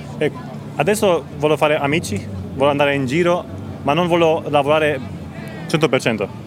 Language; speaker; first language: Italian; non-native, learner; Romanian